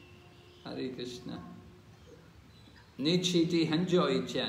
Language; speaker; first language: Chinese; non-native, fluent; English